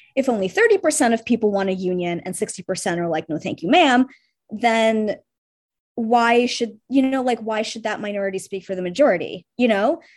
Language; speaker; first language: English; early bilingual, heritage; Russian